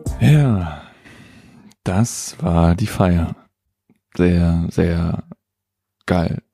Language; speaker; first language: German; native; German